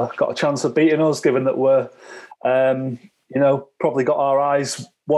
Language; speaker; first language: English; native; English